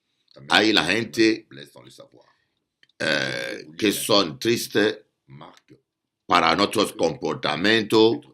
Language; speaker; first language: Spanish; non-native, learner; French